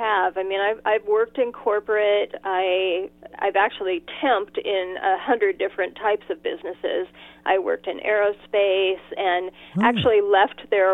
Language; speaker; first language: English; native; English